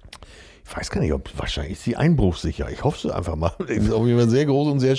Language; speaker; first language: German; native; German